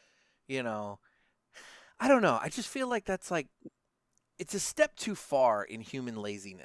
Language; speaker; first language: English; native; English